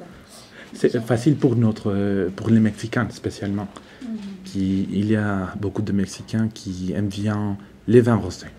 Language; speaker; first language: French; non-native, learner; Spanish